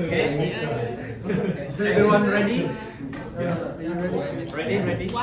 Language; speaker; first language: English; non-native, learner; Vietnamese